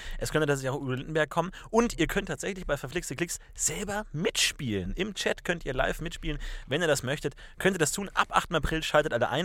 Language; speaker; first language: German; native; German